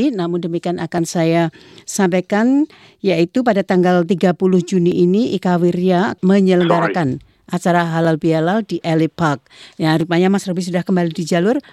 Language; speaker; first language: Indonesian; native; Indonesian